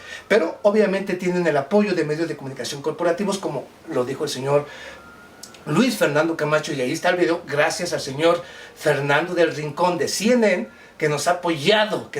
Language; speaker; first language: Spanish; native; Spanish